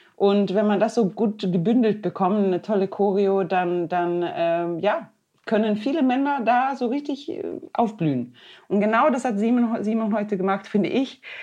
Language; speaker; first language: German; non-native, fluent; Swedish